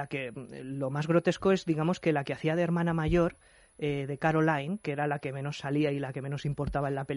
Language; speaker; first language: Spanish; native; Spanish